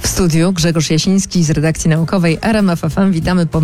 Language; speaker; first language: Polish; native; Polish